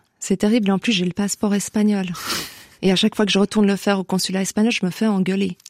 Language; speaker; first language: French; native; French